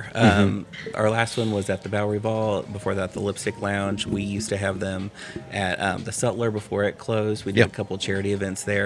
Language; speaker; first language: English; native; English